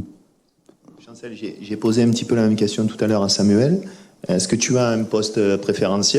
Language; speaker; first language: French; native; French